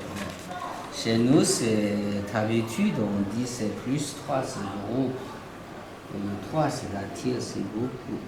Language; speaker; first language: French; non-native, learner; Chinese